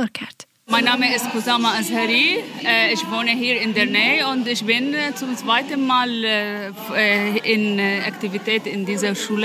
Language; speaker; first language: German; non-native, learner; Arabic